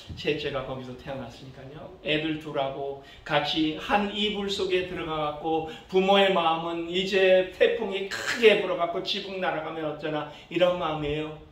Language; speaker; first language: Korean; early bilingual, other home language; English